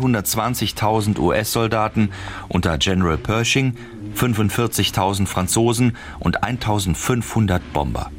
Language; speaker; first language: German; native; German